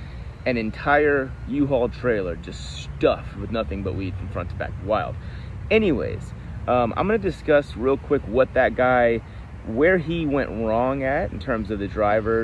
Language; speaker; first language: English; native; English